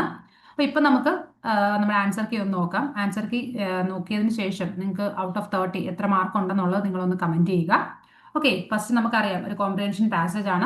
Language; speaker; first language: Malayalam; native; Malayalam